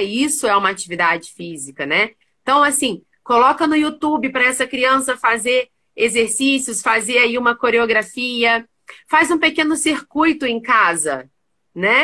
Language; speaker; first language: Portuguese; native; Portuguese